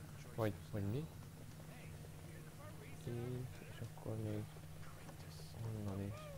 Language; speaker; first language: Hungarian; native; Hungarian